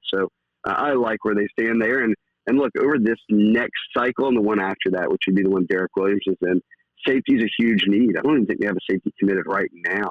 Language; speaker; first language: English; native; English